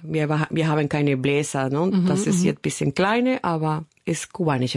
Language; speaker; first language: German; non-native, learner; Spanish